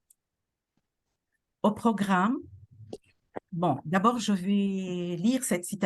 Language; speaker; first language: French; non-native, local second language; Arabic